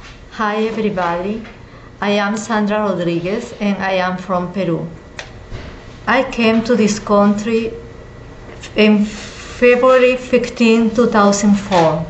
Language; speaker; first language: English; non-native, learner; Spanish